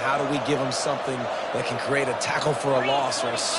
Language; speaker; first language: English; native; English